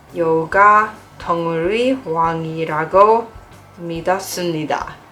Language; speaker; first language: Korean; non-native, learner; English